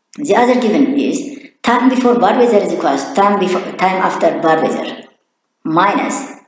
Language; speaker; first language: English; non-native, local second language; Amharic